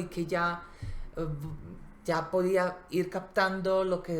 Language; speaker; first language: Spanish; non-native, fluent; Slovak